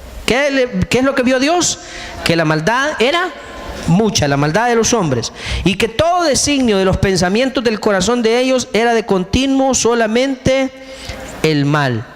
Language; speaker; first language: Spanish; native; Spanish